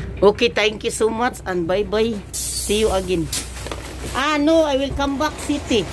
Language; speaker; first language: English; non-native, learner; Cebuano